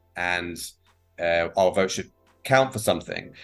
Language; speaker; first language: English; native; English